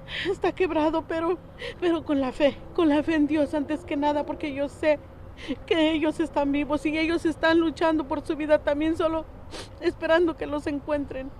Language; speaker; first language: Spanish; native; Spanish